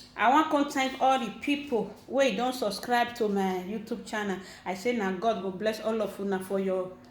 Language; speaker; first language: Nigerian Pidgin; non-native, local second language; Bini